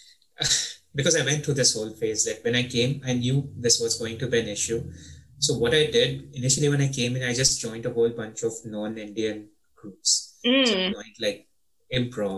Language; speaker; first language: English; native; English